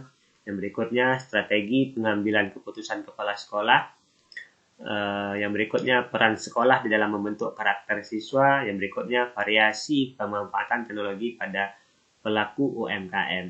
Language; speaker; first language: Indonesian; native; Indonesian